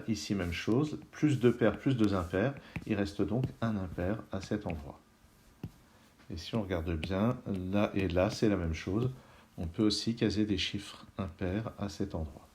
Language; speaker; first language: French; native; French